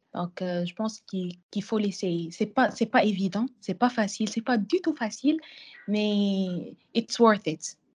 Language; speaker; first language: French; non-native, local second language; Arabic